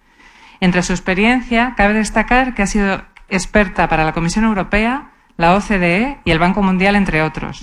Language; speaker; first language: Spanish; native; Spanish